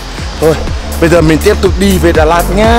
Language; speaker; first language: Vietnamese; non-native, fluent; English